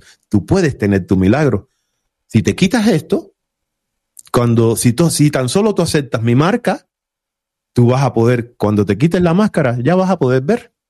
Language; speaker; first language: Spanish; native; Spanish